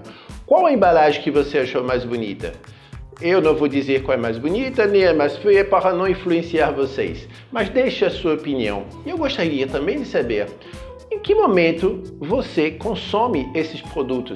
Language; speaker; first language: Portuguese; non-native, fluent; French